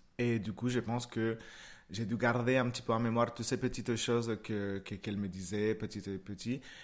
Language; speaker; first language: French; non-native, fluent; Spanish